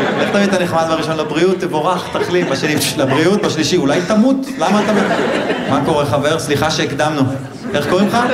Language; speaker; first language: Hebrew; native; Hebrew